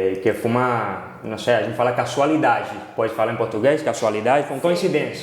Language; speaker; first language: Portuguese; non-native, fluent; Spanish